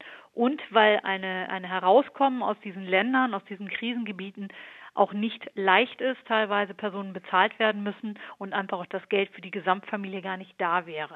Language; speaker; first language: German; native; German